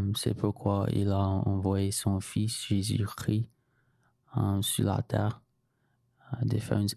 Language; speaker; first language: French; non-native, fluent; English